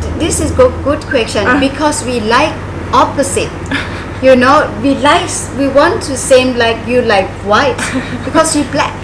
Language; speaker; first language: English; non-native, learner; Thai